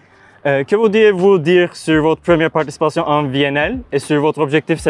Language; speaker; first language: French; non-native, learner; Turkish